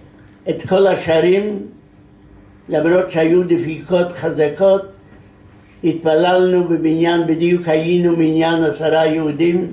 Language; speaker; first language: Hebrew; non-native, fluent; Yiddish